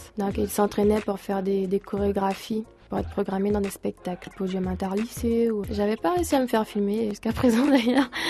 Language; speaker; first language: French; early bilingual, other home language; Portuguese